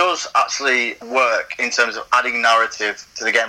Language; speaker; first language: English; native; English